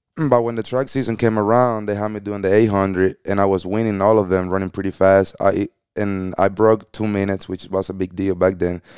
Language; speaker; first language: English; early bilingual, other home language; Spanish